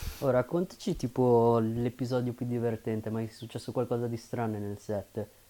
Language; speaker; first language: Italian; early bilingual, other home language; Filipino